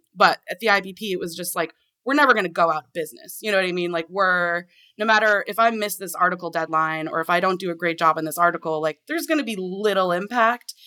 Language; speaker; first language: English; native; English